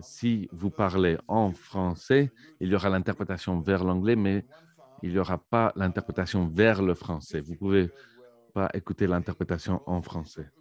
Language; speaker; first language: French; non-native, fluent; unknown